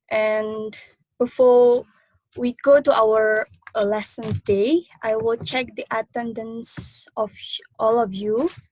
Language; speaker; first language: English; non-native, learner; Indonesian